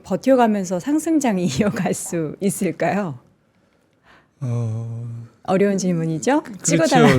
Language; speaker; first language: Korean; native; Korean